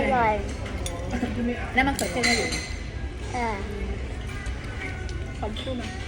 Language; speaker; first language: Thai; native; Thai